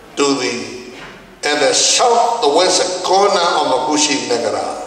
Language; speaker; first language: English; non-native, learner; Burmese